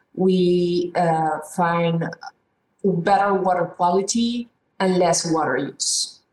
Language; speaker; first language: English; non-native, fluent; Spanish